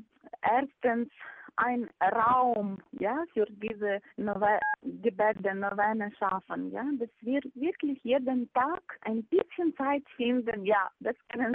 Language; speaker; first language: German; non-native, fluent; Ukrainian